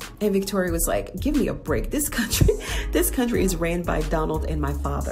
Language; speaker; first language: English; native; English